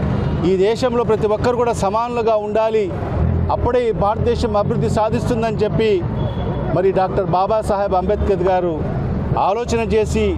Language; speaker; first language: Telugu; native; Telugu